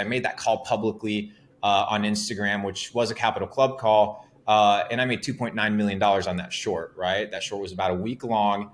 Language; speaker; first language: English; non-native, fluent; Spanish